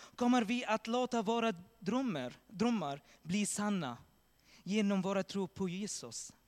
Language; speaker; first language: Swedish; non-native, learner; Arabic